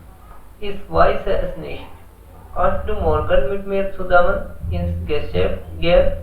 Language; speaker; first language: German; non-native, learner; Hindi